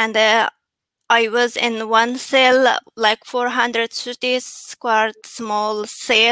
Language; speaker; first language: English; non-native, learner; Chinese